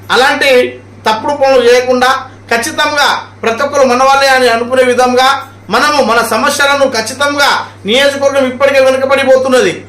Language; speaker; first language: Telugu; non-native, local second language; Marathi